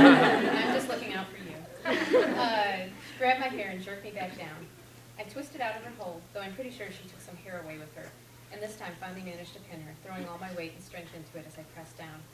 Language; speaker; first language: English; native; English